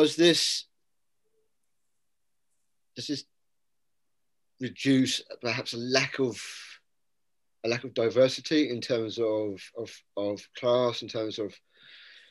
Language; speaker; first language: English; native; English